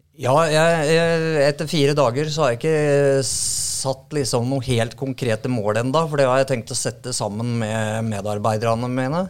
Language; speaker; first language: Norwegian; native; Norwegian